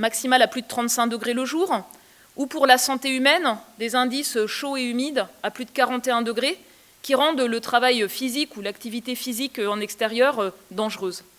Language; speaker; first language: French; native; French